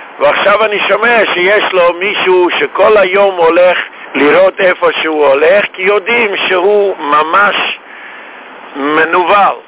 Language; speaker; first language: Hebrew; non-native, fluent; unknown